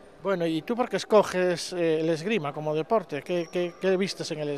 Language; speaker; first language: Spanish; native; Spanish